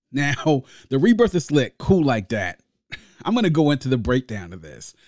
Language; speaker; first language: English; native; English